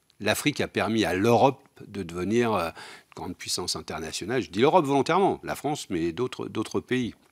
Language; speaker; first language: French; native; French